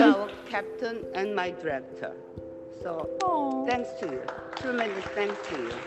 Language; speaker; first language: English; non-native, fluent; Korean